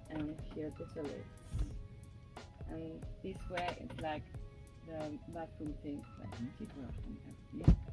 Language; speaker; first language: English; non-native, learner; French